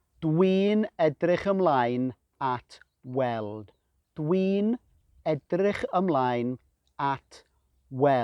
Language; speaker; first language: Welsh; non-native, fluent; English